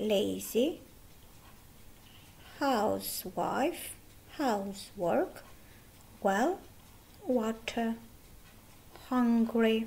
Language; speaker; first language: English; non-native, fluent; Albanian